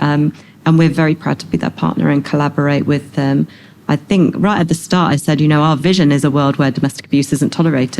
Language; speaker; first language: English; native; English